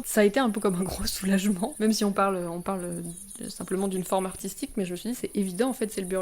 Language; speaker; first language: French; native; French